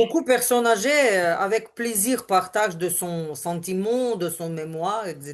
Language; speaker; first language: French; non-native, learner; Ukrainian